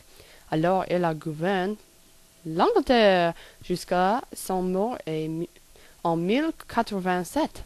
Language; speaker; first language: French; non-native, learner; English